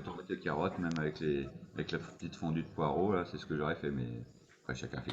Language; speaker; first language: French; native; French